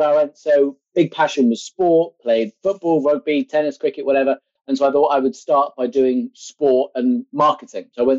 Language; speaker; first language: English; native; English